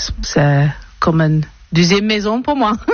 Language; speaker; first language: French; non-native, learner; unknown